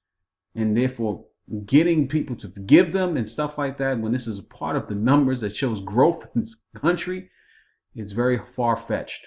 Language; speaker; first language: English; native; English